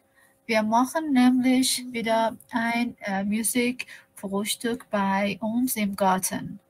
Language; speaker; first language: German; non-native, learner; Persian